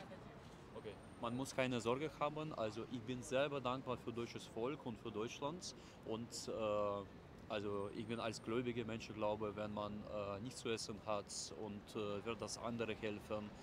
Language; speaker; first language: German; non-native, learner; Russian